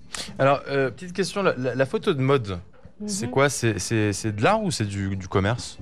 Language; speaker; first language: French; native; French